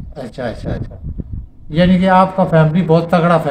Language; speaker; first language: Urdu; non-native, local second language; Punjabi